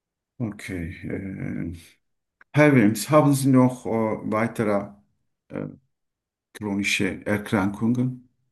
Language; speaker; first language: German; non-native, learner; Turkish